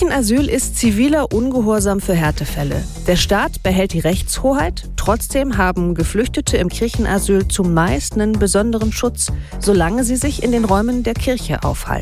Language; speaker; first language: German; native; German